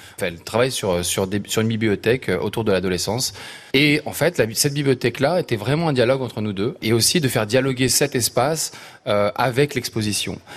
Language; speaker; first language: French; native; French